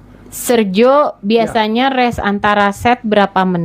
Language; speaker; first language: Indonesian; native; Indonesian